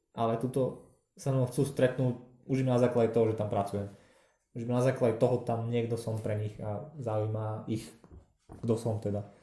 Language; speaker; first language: Slovak; native; Slovak